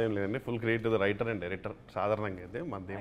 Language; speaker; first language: Telugu; native; Telugu